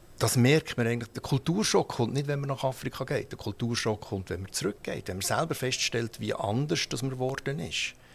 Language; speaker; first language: German; early bilingual, heritage; German